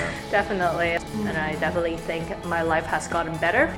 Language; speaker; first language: English; native; English